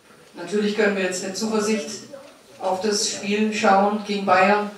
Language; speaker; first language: German; native; German